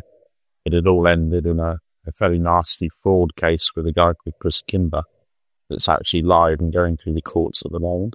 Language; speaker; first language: English; native; English